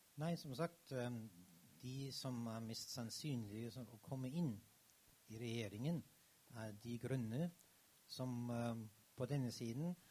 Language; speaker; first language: Norwegian; non-native, fluent; German